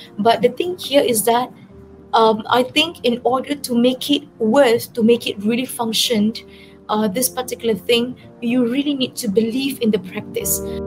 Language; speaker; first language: English; non-native, local second language; Malay